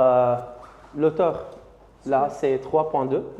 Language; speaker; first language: French; non-native, learner; Arabic